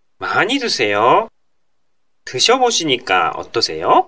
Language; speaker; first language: Korean; non-native, fluent; Japanese